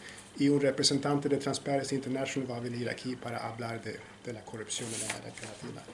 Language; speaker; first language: Spanish; non-native, fluent; Swedish